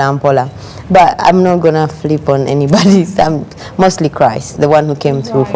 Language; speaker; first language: English; non-native, local second language; Ganda